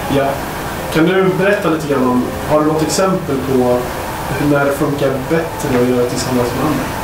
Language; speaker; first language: Swedish; native; Swedish